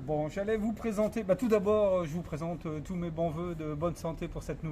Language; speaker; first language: French; native; French